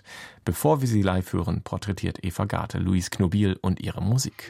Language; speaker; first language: German; native; German